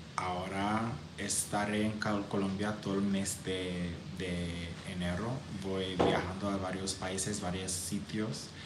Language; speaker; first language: Spanish; non-native, fluent; English